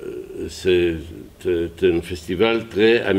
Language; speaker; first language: French; non-native, learner; Hebrew